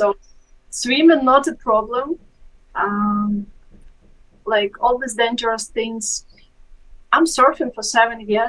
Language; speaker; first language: English; non-native, fluent; Ukrainian